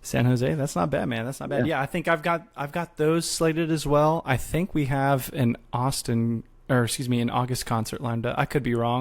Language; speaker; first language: English; native; English